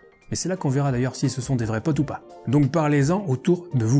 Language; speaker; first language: French; native; French